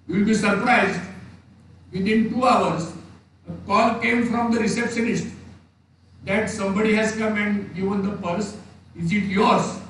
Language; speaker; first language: English; non-native, local second language; Marathi